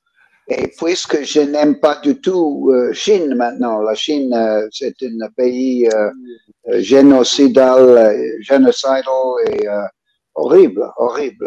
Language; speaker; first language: French; non-native, learner; English